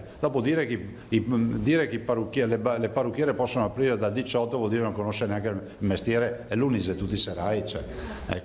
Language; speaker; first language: Italian; native; Italian